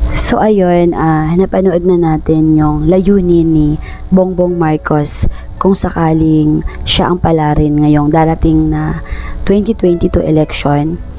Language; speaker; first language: Filipino; non-native, local second language; Bikol